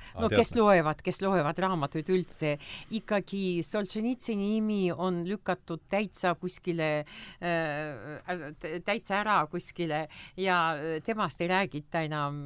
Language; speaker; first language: Estonian; non-native, local second language; Russian